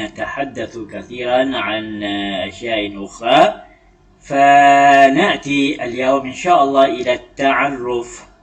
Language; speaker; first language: Arabic; non-native, fluent; Malay